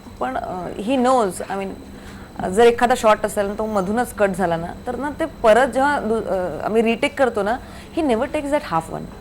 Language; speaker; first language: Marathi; native; Marathi